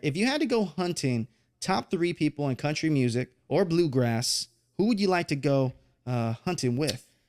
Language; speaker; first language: English; native; English